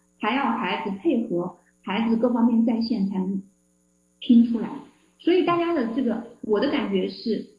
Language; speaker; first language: Chinese; native; Chinese